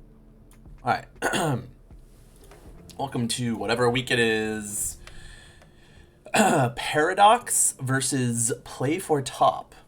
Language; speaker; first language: English; native; English